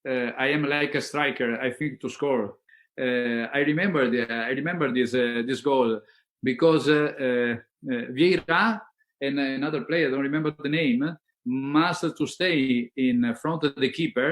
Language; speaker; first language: English; non-native, learner; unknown